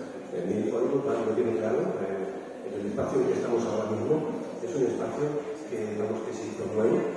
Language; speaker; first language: Spanish; native; Spanish